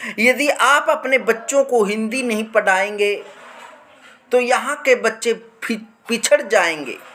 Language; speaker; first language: Hindi; native; Hindi